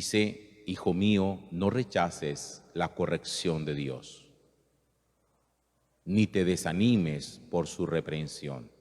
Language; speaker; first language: Spanish; native; Spanish